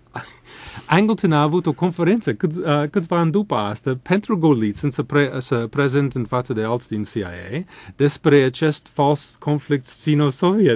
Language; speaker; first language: Romanian; non-native, fluent; English